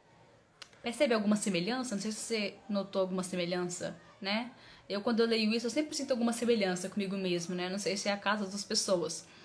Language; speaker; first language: Portuguese; native; Portuguese